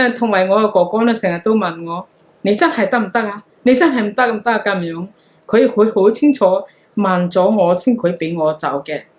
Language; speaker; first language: Cantonese; non-native, fluent; Hakha Chin